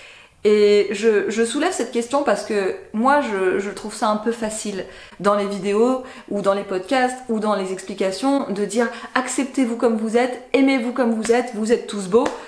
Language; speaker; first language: French; native; French